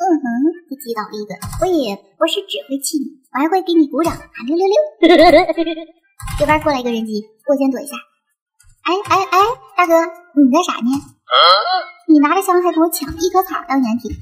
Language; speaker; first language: Chinese; native; Chinese